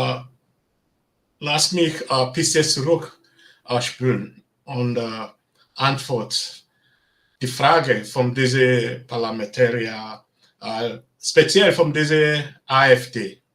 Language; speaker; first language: German; non-native, learner; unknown